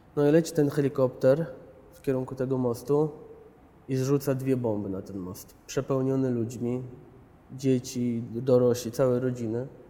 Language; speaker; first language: Polish; early bilingual, other home language; Chechen